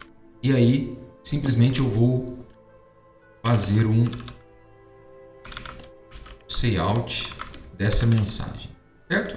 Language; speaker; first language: Portuguese; native; Portuguese